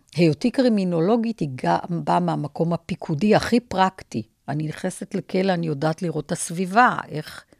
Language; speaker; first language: Hebrew; native; Hebrew